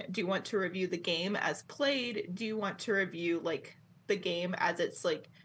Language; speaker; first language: English; native; English